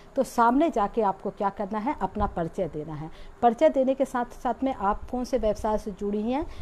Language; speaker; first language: Hindi; native; Hindi